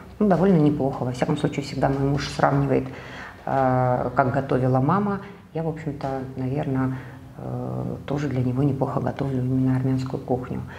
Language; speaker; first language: Russian; native; Russian